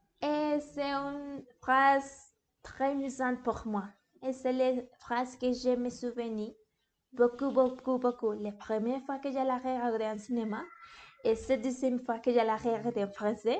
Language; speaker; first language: French; non-native, learner; English